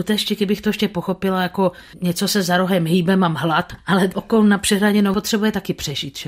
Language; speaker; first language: Czech; native; Czech